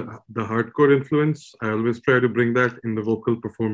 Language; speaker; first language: English; non-native, local second language; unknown